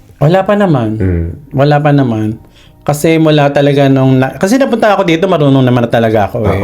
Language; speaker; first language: Filipino; native; Filipino